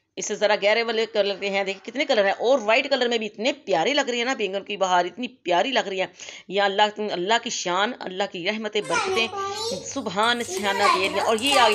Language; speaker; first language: Urdu; non-native, local second language; Punjabi